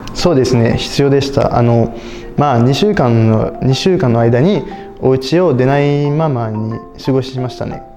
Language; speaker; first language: Japanese; non-native, fluent; French